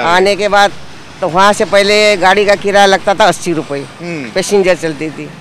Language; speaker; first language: Hindi; non-native, local second language; Marathi